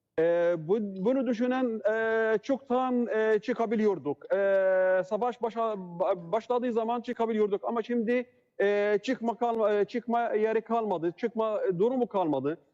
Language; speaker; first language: Turkish; non-native, learner; Arabic